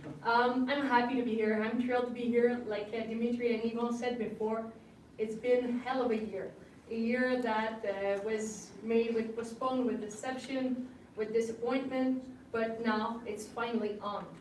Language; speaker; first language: English; non-native, fluent; French